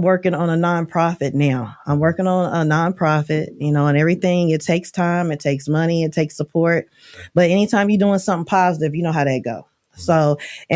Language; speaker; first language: English; native; English